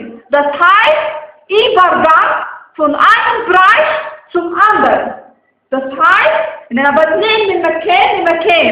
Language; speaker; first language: German; non-native, fluent; Arabic